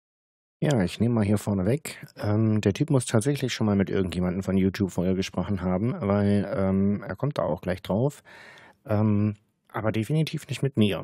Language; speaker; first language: German; native; German